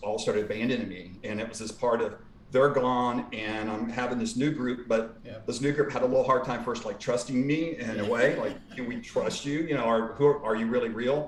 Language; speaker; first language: English; native; English